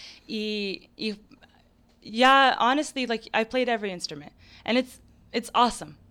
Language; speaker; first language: English; early bilingual, other home language; Ukrainian